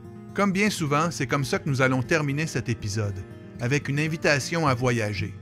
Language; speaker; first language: French; native; French